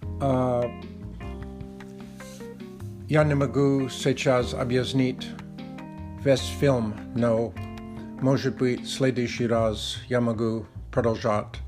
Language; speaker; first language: Czech; non-native, learner; Russian